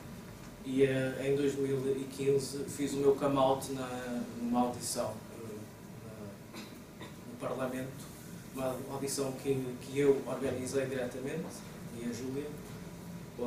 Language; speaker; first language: Portuguese; native; Portuguese